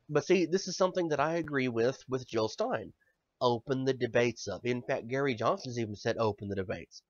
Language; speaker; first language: English; native; English